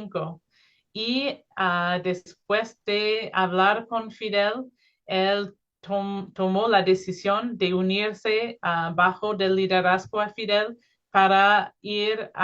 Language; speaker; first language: Spanish; non-native, fluent; English